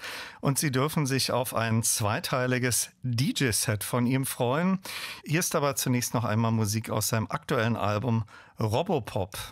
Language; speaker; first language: German; native; German